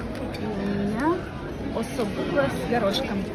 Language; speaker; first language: Russian; native; Russian